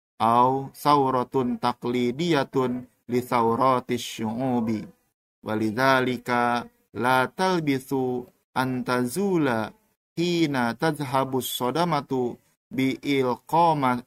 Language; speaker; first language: Arabic; non-native, fluent; Indonesian